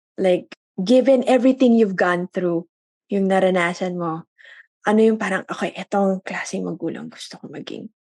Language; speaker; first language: Filipino; native; Filipino